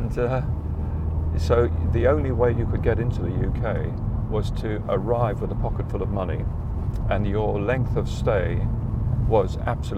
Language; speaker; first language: English; native; English